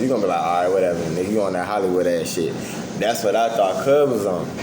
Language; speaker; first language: English; native; English